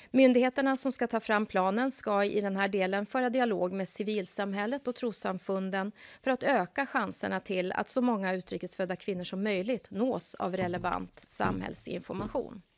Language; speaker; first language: Swedish; native; Swedish